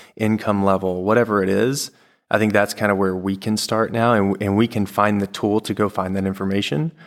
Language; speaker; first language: English; native; English